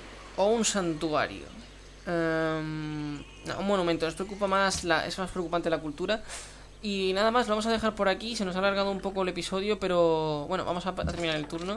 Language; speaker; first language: Spanish; native; Spanish